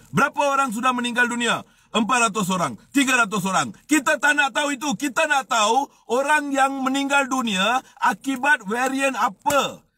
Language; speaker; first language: Malay; non-native, local second language; Tamil